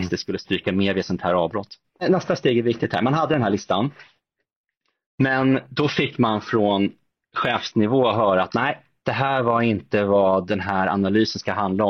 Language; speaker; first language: Swedish; native; Swedish